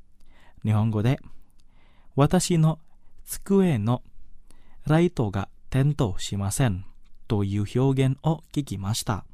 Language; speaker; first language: Japanese; non-native, fluent; Indonesian